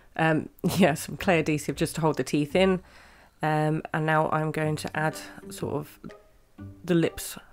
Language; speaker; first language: English; native; English